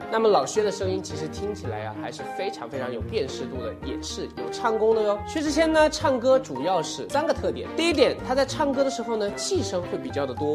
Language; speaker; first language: Chinese; native; Chinese